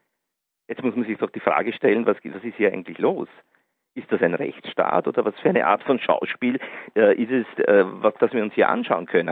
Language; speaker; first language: German; native; German